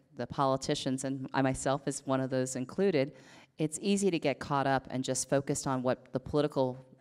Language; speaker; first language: English; native; English